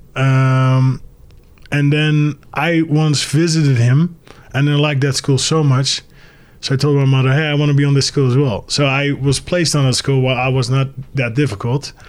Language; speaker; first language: English; early bilingual, other home language; Dutch